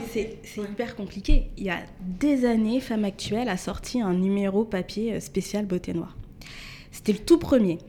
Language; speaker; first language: French; native; French